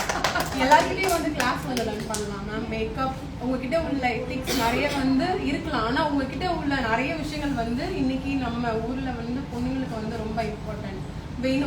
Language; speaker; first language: Tamil; native; Tamil